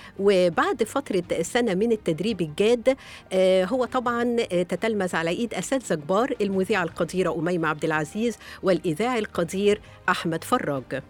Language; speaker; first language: Arabic; native; Arabic